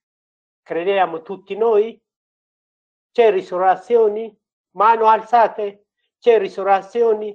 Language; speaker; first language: Italian; non-native, learner; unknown